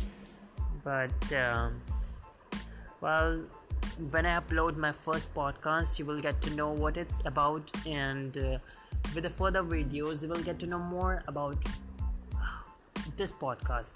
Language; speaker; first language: English; non-native, local second language; Hindi